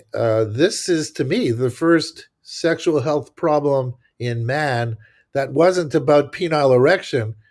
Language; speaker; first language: English; native; English